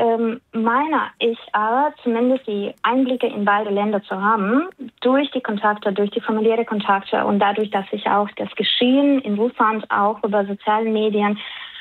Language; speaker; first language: German; non-native, fluent; Russian